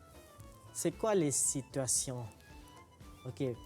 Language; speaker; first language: French; non-native, fluent; Malay